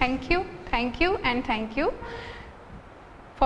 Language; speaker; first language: English; non-native, local second language; Hindi